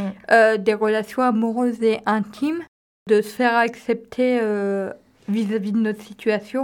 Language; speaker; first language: French; native; French